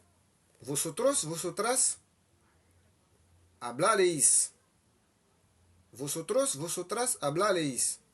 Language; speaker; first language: Spanish; non-native, fluent; Haitian Creole